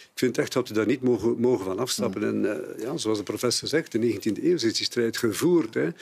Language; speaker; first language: Dutch; native; Dutch